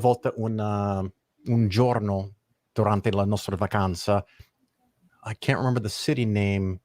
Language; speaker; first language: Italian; non-native, learner; English